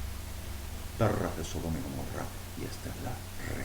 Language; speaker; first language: Spanish; native; Spanish